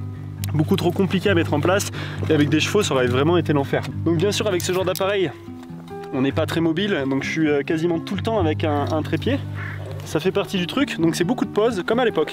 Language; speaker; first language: French; native; French